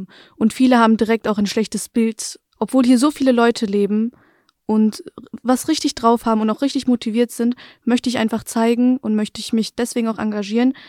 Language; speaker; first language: German; native; German